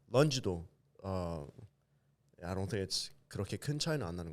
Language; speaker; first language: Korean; early bilingual, heritage; English